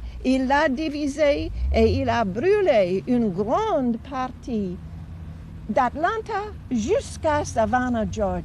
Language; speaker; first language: French; non-native, fluent; English